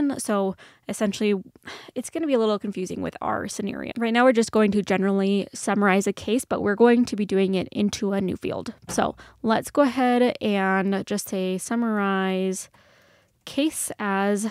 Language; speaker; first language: English; native; English